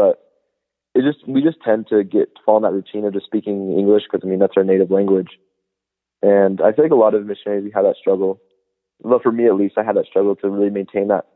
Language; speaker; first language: English; native; English